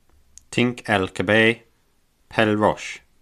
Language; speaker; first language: Catalan; non-native, learner; English